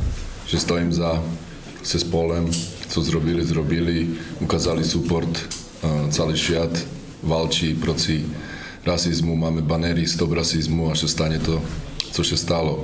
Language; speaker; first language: Polish; non-native, learner; Slovak